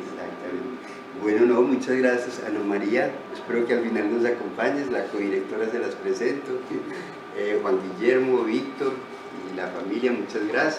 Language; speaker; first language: Spanish; native; Spanish